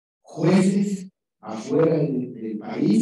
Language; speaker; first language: Spanish; native; Spanish